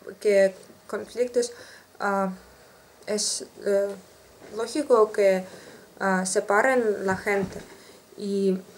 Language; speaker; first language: Spanish; non-native, learner; Russian